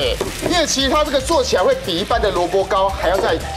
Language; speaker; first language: Chinese; native; Chinese